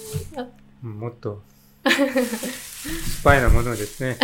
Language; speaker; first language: Japanese; non-native, learner; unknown